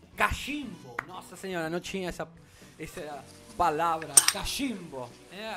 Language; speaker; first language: Portuguese; non-native, learner; Spanish